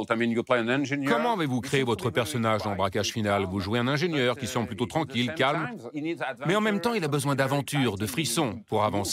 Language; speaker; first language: French; native; French